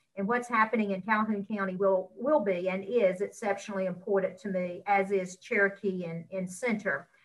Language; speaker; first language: English; native; English